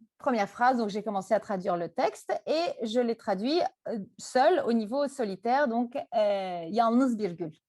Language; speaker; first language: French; non-native, local second language; Turkish